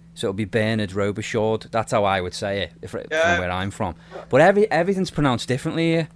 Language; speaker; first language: English; native; English